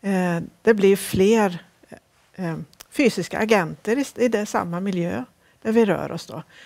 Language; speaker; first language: Swedish; native; Swedish